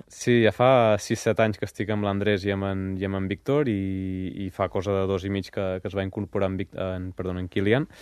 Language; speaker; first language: Catalan; native; Catalan